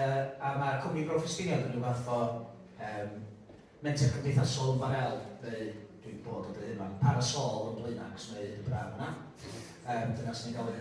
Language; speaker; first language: Welsh; native; Welsh